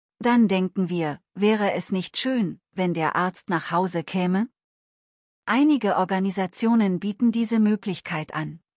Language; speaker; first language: German; non-native, learner; Telugu